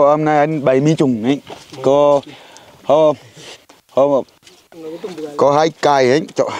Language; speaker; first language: Vietnamese; non-native, learner; Portuguese